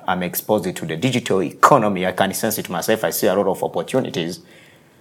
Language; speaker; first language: English; non-native, local second language; Kinyarwanda